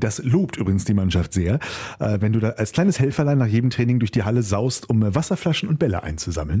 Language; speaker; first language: German; native; German